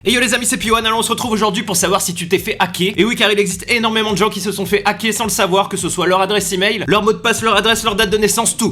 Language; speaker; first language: French; native; French